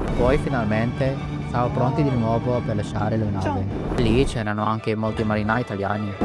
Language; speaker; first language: Italian; non-native, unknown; Filipino